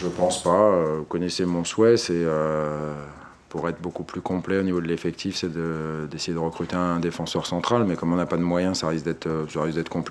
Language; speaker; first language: French; native; French